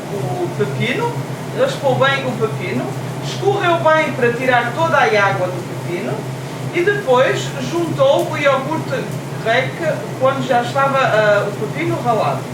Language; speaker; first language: Portuguese; early bilingual, heritage; Portuguese